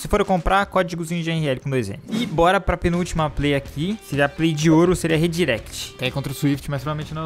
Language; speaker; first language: Portuguese; native; Portuguese